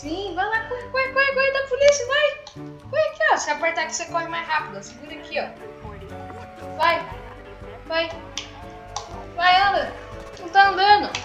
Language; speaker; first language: Portuguese; native; Portuguese